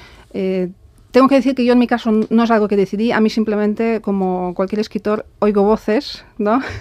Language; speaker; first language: Spanish; non-native, fluent; Polish